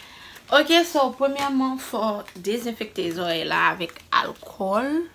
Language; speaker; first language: French; non-native, local second language; Haitian Creole